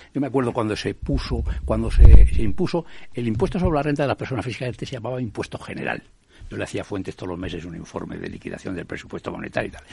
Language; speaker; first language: Spanish; native; Spanish